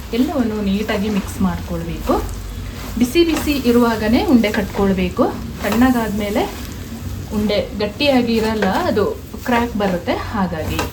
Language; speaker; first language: Kannada; native; Kannada